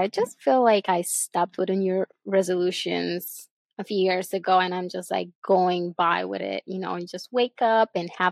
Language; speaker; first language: English; non-native, fluent; Bulgarian